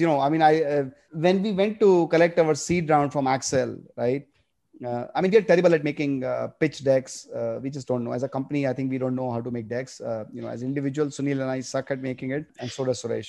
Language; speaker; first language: English; non-native, local second language; Gujarati